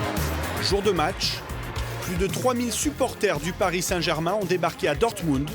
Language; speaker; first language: French; native; French